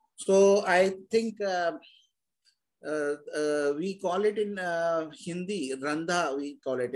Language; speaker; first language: English; non-native, local second language; Hindi